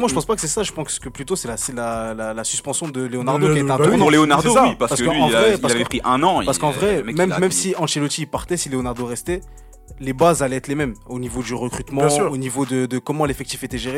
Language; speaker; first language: French; native; French